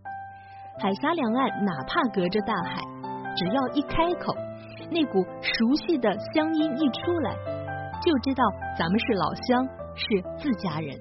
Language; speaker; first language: Chinese; native; Chinese